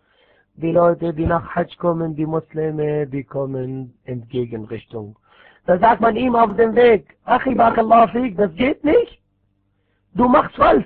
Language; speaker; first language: German; non-native, fluent; Arabic